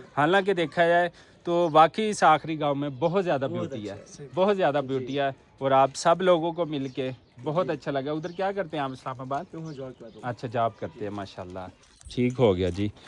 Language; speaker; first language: Urdu; non-native, local second language; Punjabi